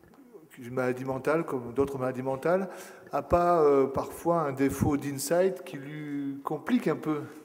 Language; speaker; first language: French; native; French